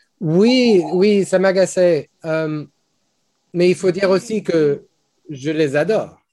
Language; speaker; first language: French; non-native, fluent; English